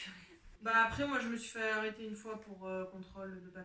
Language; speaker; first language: French; native; French